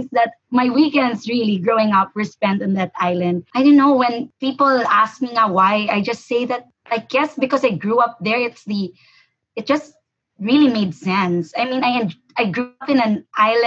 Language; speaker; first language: English; non-native, local second language; Hiligaynon